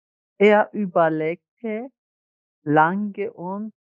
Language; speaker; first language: German; non-native, learner; Kurdish